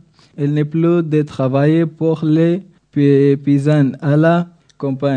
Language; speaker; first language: French; non-native, learner; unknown